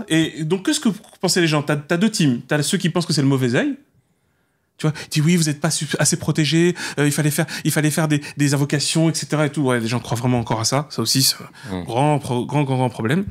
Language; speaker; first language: French; native; French